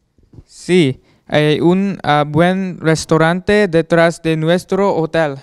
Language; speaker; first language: Spanish; non-native, learner; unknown